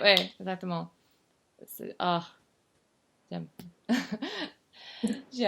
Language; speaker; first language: French; non-native, learner; English